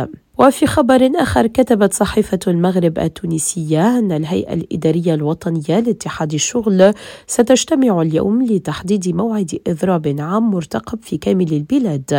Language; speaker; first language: Arabic; native; Arabic